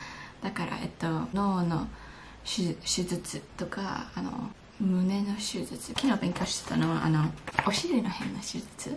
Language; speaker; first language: Japanese; early bilingual, heritage; English